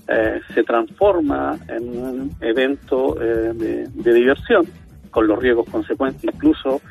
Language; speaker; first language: Spanish; native; Spanish